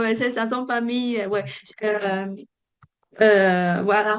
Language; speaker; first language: French; non-native, learner; Chinese